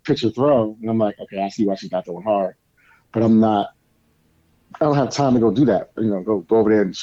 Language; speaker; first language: English; native; English